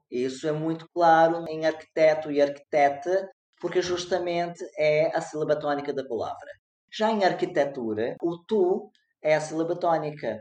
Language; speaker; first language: Portuguese; native; Portuguese